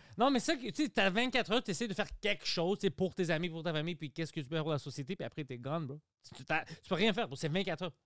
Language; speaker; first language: French; early bilingual, other home language; Greek